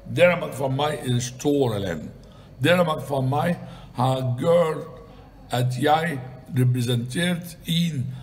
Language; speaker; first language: Danish; non-native, fluent; Arabic